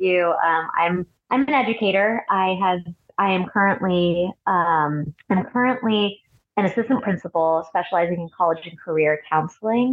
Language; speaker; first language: English; native; English